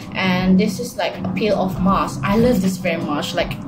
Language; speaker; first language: English; non-native, local second language; Malay